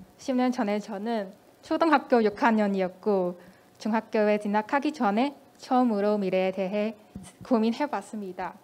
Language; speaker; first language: Korean; non-native, fluent; Cantonese